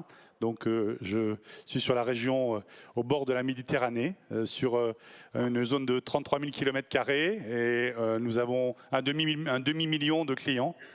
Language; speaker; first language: French; native; French